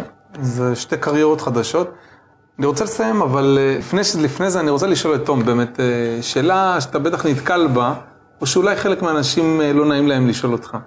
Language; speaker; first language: Hebrew; native; Hebrew